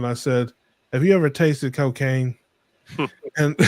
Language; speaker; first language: English; native; English